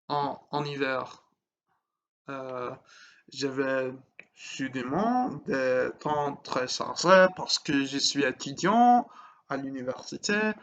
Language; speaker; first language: French; non-native, learner; English